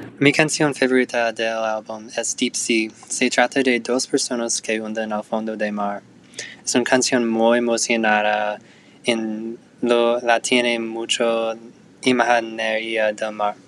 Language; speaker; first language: Spanish; non-native, learner; English